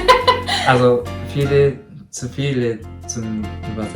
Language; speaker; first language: German; non-native, learner; Japanese